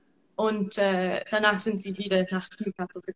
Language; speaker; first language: German; non-native, fluent; English